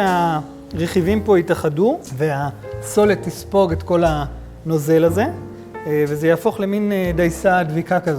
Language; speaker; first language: Hebrew; native; Hebrew